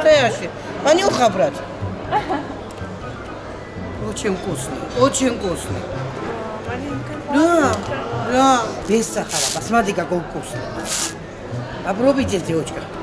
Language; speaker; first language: Russian; non-native, local second language; Georgian